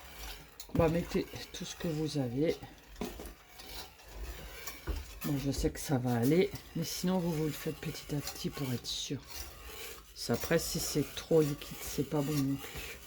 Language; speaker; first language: French; native; French